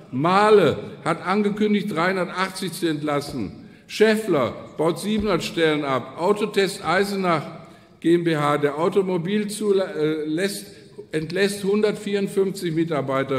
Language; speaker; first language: German; native; German